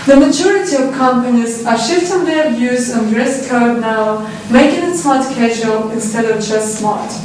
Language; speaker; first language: English; non-native, fluent; Ukrainian